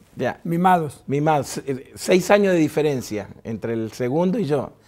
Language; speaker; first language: Spanish; native; Spanish